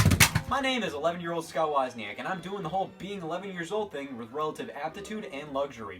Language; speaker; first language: English; native; English